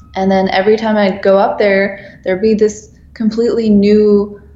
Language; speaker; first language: English; non-native, fluent; Dutch